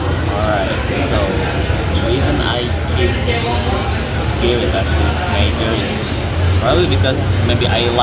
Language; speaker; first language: English; non-native, learner; Indonesian